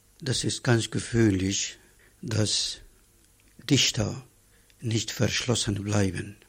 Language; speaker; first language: German; non-native, fluent; Arabic